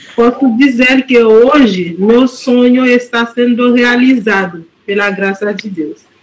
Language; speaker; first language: Portuguese; non-native, fluent; Haitian Creole